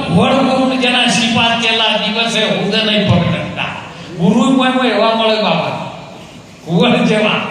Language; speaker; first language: Hindi; non-native, local second language; Gujarati